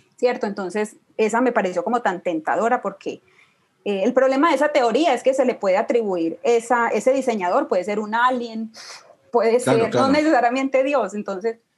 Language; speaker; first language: Spanish; native; Spanish